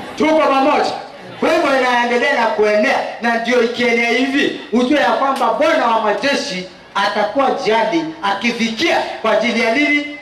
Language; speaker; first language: Swahili; non-native, local second language; Kamba